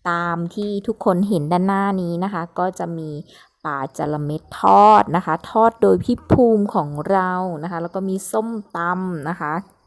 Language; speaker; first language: Thai; native; Thai